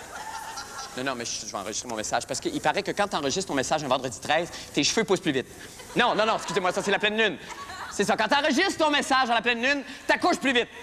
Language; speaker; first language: French; native; French